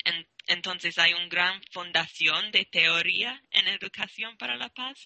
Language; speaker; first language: Spanish; non-native, learner; English